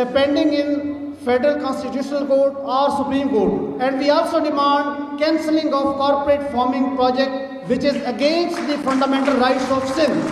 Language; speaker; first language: English; non-native, local second language; Urdu